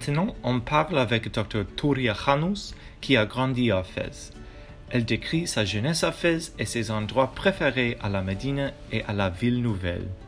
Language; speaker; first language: French; non-native, learner; English